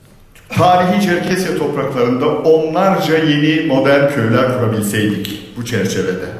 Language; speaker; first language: Turkish; native; Turkish